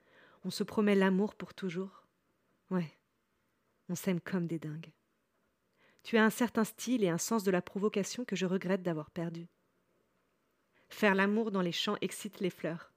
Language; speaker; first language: French; native; French